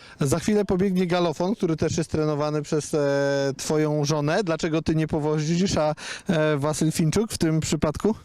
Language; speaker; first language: Polish; native; Polish